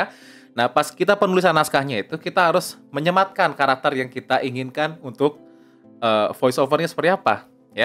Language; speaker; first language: Indonesian; native; Indonesian